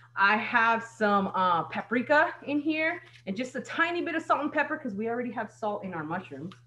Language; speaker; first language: English; native; English